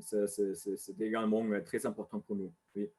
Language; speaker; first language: French; non-native, learner; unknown